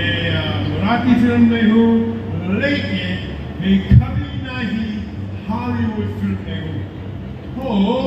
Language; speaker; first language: Hindi; non-native, learner; English